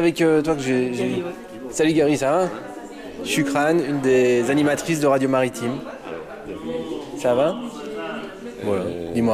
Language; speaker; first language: French; native; French